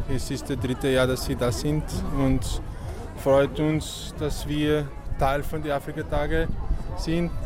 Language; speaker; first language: German; non-native, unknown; Portuguese